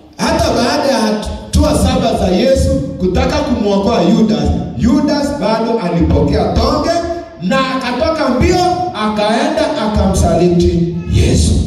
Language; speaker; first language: Swahili; non-native, local second language; Kalenjin